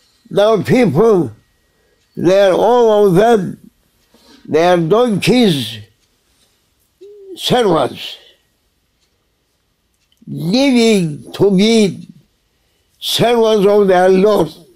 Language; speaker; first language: English; non-native, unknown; Turkish